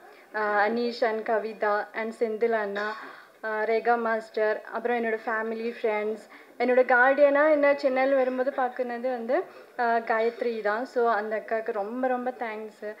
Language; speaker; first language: Tamil; non-native, learner; Malayalam